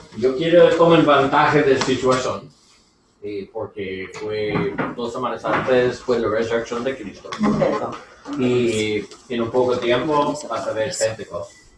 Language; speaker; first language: Spanish; non-native, learner; English